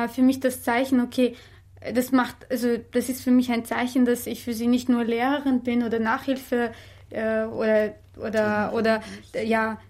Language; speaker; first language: German; non-native, fluent; Armenian